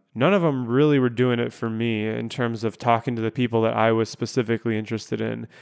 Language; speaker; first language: English; native; English